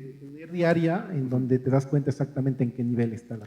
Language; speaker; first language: Spanish; native; Spanish